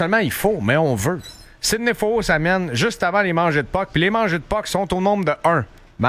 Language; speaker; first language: French; native; French